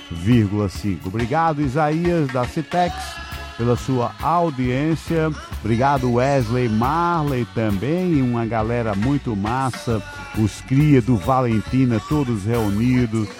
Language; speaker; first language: Portuguese; native; Portuguese